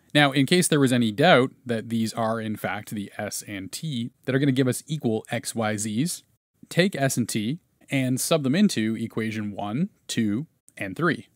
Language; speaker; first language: English; native; English